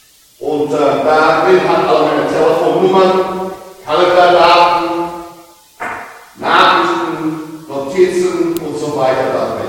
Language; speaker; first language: German; non-native, learner; English